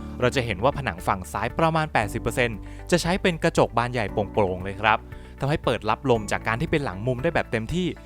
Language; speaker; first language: Thai; native; Thai